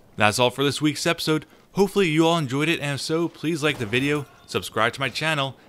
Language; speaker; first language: English; native; English